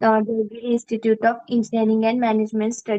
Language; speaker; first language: English; non-native, learner; Marathi